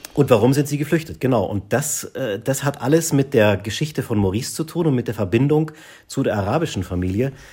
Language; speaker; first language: German; native; German